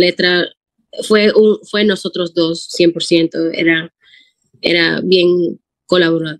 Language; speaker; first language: Spanish; early bilingual, heritage; Spanish